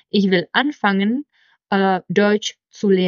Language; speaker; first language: German; non-native, fluent; Czech